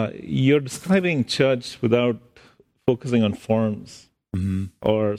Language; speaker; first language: English; non-native, local second language; Tamil